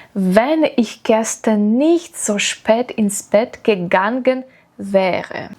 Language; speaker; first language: German; non-native, fluent; Ukrainian